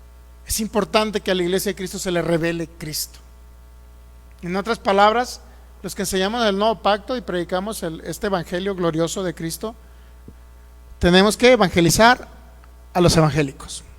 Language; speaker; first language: Spanish; native; Spanish